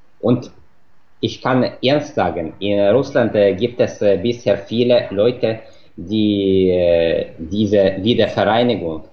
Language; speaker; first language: German; non-native, fluent; Russian